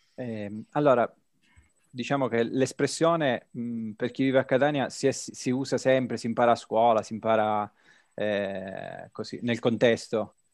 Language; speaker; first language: Italian; native; Italian